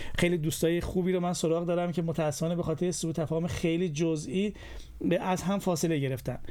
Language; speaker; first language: Persian; native; Persian